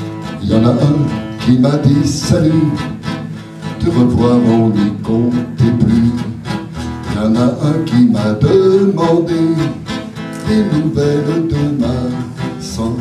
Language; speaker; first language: French; native; French